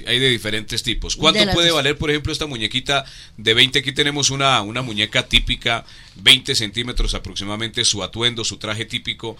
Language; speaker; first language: Spanish; native; Spanish